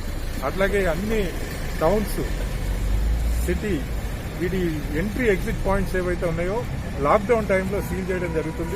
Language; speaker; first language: Telugu; native; Telugu